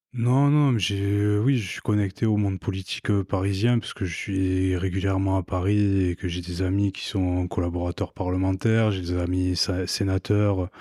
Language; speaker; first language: French; native; French